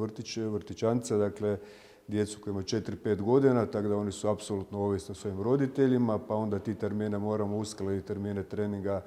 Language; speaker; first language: Croatian; native; Croatian